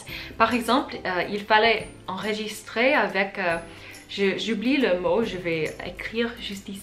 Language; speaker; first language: French; non-native, fluent; English